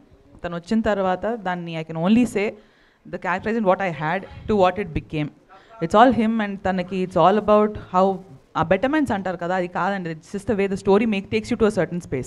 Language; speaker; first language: Telugu; native; Telugu